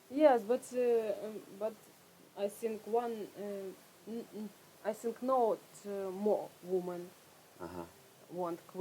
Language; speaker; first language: English; non-native, learner; Russian